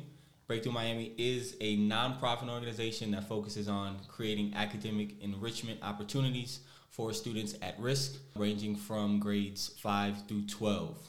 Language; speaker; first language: English; native; English